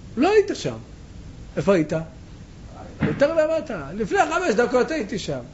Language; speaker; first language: Hebrew; native; Hebrew